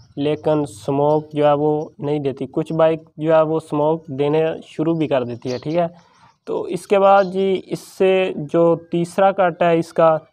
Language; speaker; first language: Urdu; non-native, local second language; Punjabi